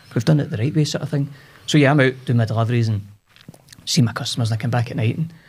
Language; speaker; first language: English; native; English